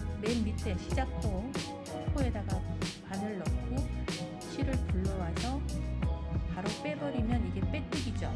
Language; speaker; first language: Korean; native; Korean